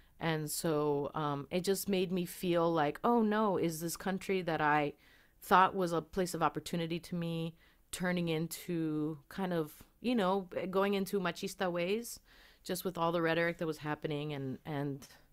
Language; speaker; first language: English; early bilingual, other home language; Spanish